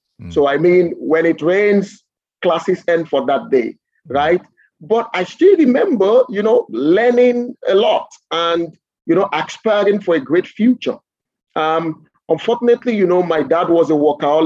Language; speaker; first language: English; non-native, local second language; Yoruba